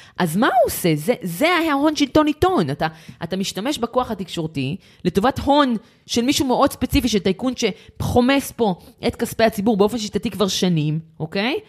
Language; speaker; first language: Hebrew; native; Hebrew